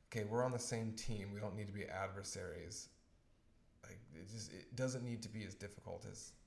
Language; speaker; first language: English; native; English